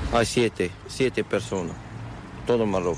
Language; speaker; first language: Spanish; non-native, learner; Arabic